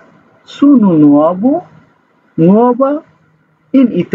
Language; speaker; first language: Italian; non-native, learner; Bangla